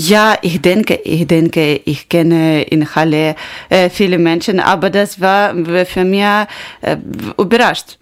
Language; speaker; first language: German; non-native, learner; Ukrainian